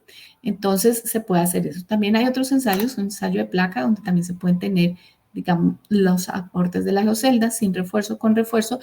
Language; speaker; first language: Spanish; native; Spanish